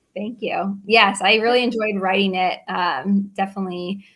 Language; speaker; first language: English; native; English